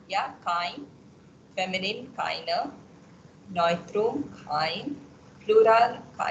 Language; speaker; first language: German; non-native, fluent; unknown